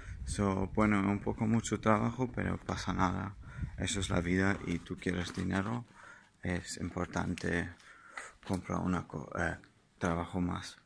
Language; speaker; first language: Spanish; non-native, learner; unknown